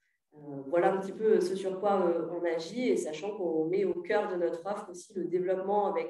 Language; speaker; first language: French; native; French